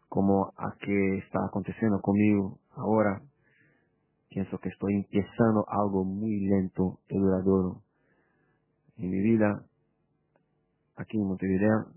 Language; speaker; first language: Spanish; non-native, fluent; Portuguese